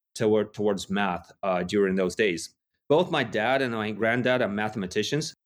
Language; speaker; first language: English; non-native, fluent; Russian